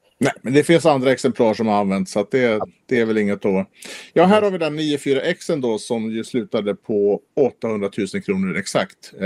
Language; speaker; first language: Swedish; native; Swedish